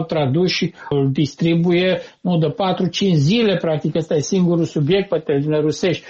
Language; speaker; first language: Romanian; native; Romanian